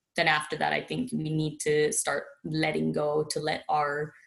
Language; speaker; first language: English; native; English